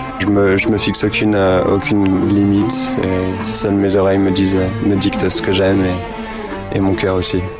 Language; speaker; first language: French; native; French